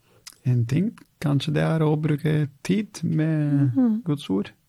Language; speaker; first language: Norwegian; non-native, fluent; Italian